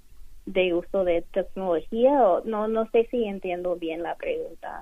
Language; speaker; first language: Spanish; non-native, fluent; English